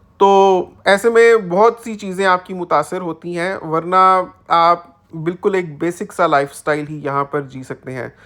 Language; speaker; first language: Urdu; native; Urdu